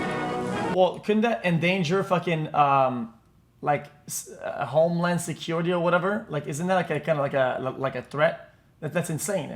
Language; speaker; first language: English; non-native, local second language; French